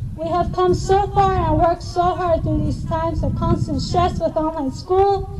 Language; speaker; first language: English; native; English